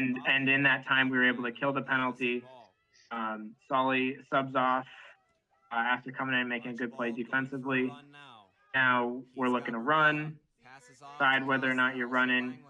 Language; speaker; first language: English; native; English